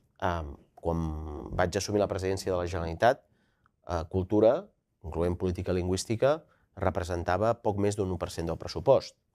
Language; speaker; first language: Catalan; native; Catalan